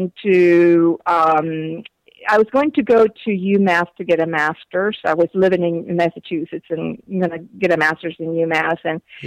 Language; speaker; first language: English; non-native, fluent; Spanish